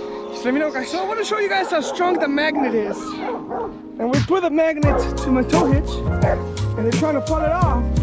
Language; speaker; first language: English; early bilingual, other home language; Spanish